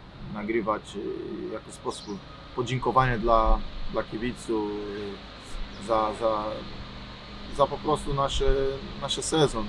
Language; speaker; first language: Polish; non-native, learner; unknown